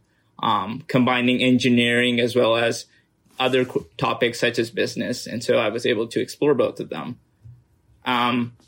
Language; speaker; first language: English; non-native, local second language; Urdu